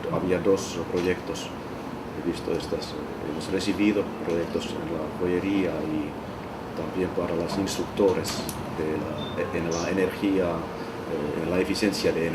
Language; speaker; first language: Spanish; non-native, fluent; Finnish